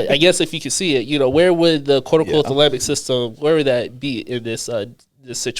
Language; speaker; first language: English; native; English